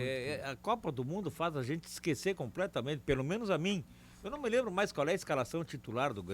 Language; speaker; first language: Portuguese; native; Portuguese